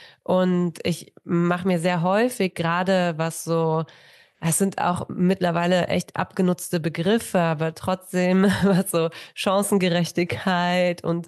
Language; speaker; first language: German; native; German